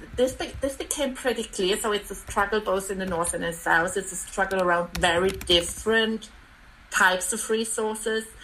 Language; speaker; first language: English; non-native, fluent; German